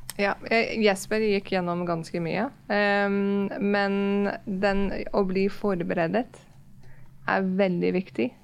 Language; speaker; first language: Norwegian; non-native, fluent; English